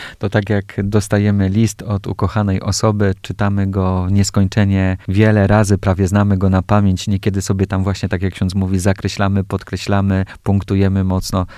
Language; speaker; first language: Polish; native; Polish